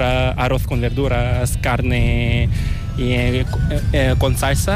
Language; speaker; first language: Spanish; non-native, fluent; Korean